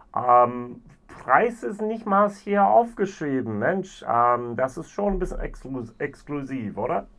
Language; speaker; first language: German; non-native, fluent; English